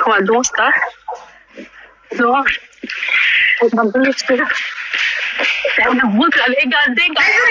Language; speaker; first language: German; early bilingual, other home language; Amharic